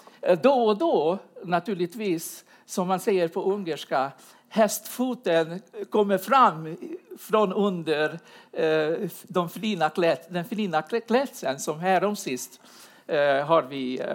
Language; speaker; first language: Swedish; non-native, fluent; Hungarian